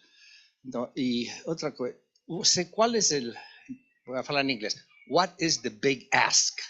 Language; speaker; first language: Portuguese; non-native, learner; Spanish